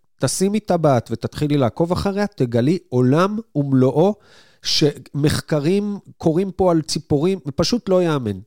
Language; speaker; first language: Hebrew; native; Hebrew